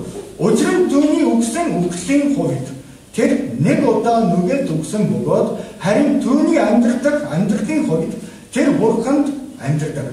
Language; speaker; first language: Mongolian; non-native, fluent; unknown